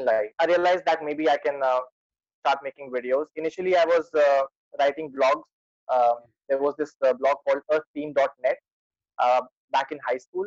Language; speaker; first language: English; non-native, local second language; Hindi